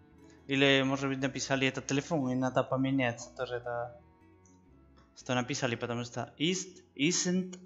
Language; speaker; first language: Russian; non-native, learner; Spanish